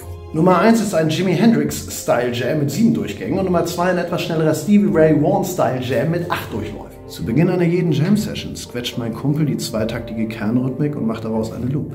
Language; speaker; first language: German; native; German